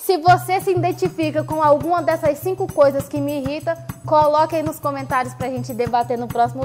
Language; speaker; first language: Portuguese; native; Portuguese